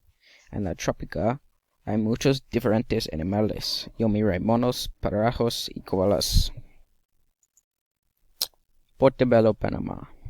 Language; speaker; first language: Spanish; non-native, learner; English